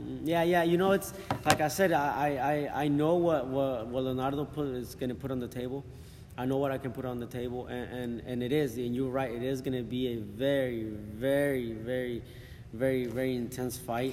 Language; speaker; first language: English; early bilingual, other home language; Spanish